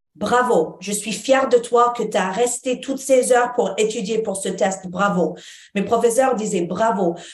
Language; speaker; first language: French; non-native, fluent; Arabic